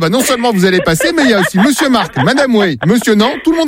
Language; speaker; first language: French; native; French